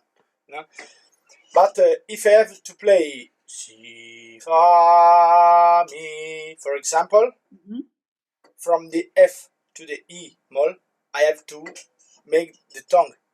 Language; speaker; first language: English; non-native, learner; Italian